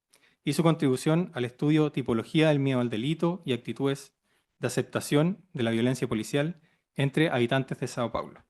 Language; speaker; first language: Spanish; native; Spanish